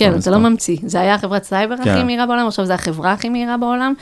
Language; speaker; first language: Hebrew; native; Hebrew